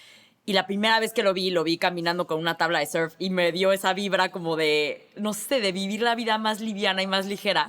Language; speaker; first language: Spanish; native; Spanish